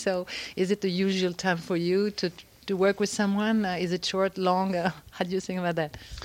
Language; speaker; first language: English; non-native, fluent; French